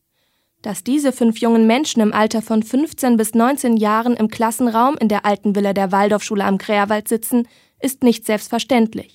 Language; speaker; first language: German; native; German